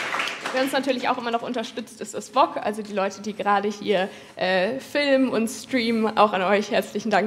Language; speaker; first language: German; native; German